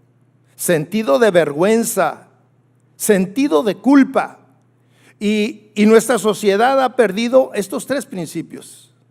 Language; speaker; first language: Spanish; native; Spanish